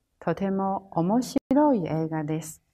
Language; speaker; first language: Japanese; non-native, fluent; Chinese